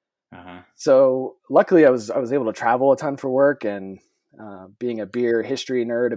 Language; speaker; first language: English; native; English